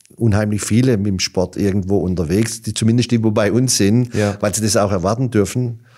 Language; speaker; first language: German; native; German